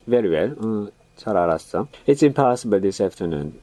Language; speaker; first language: English; non-native, fluent; Korean